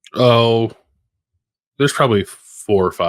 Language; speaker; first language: English; native; English